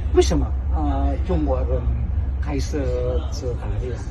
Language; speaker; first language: Chinese; non-native, learner; Indonesian